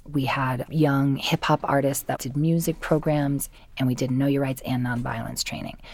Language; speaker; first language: English; native; English